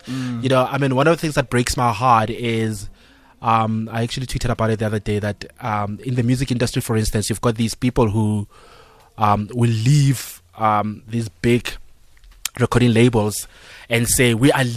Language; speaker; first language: English; non-native, local second language; Tswana